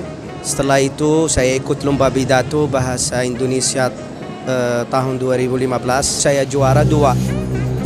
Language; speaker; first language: Indonesian; non-native, fluent; Arabic